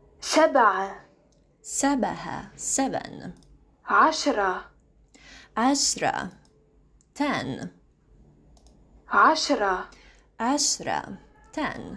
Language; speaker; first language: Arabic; non-native, learner; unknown